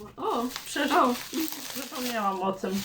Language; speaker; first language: Polish; native; Polish